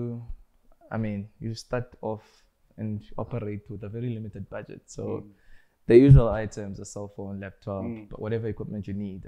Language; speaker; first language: English; non-native, local second language; Zulu